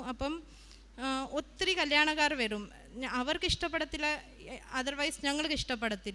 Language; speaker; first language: Malayalam; early bilingual, heritage; Malayalam